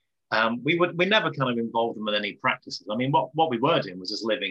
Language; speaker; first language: English; native; English